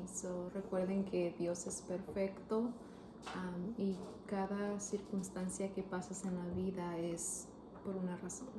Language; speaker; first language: Spanish; early bilingual, heritage; Spanish